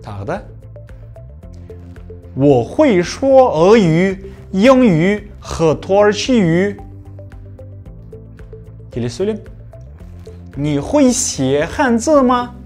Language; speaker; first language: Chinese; non-native, fluent; Kazakh